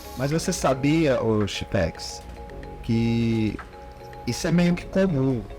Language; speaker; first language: Portuguese; native; Portuguese